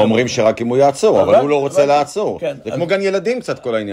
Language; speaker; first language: Hebrew; native; Hebrew